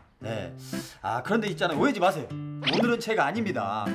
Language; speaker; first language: Korean; native; Korean